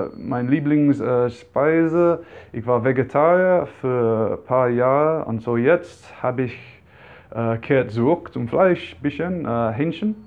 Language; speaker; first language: German; non-native, fluent; English